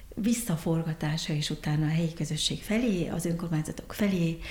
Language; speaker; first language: Hungarian; early bilingual, heritage; Hungarian